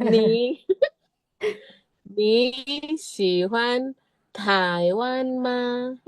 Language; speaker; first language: Chinese; non-native, learner; Indonesian